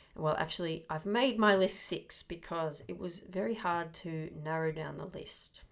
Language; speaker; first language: English; native; English